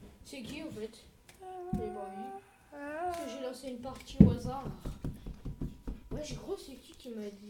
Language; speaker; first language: French; native; French